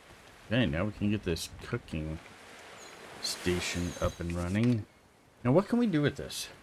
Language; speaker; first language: English; native; English